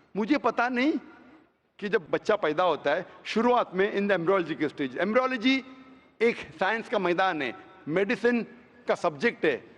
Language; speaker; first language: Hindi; non-native, local second language; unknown